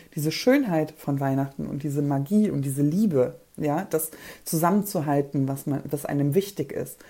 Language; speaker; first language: German; early bilingual, other home language; Polish